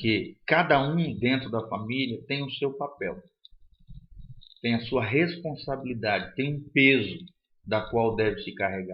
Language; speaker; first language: Portuguese; native; Portuguese